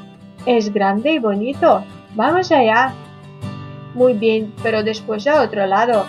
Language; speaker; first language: Spanish; non-native, learner; Ukrainian